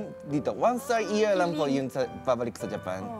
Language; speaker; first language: Filipino; non-native, learner; Japanese